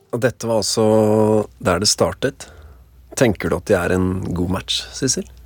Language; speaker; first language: Norwegian; native; Norwegian